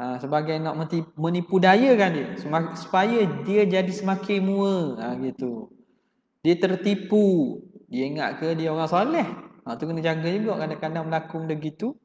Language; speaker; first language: Malay; native; Malay